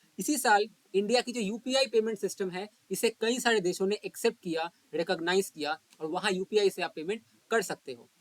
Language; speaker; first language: Hindi; non-native, local second language; Bangla